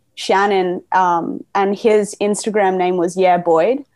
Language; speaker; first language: English; native; English